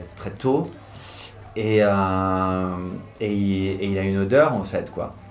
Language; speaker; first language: French; native; French